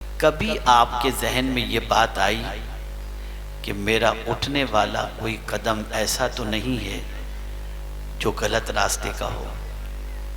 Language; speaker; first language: Urdu; native; Urdu